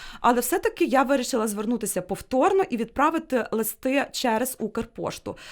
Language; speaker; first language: Ukrainian; native; Ukrainian